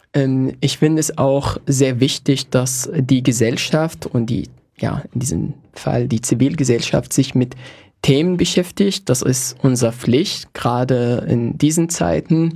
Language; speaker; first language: German; native; German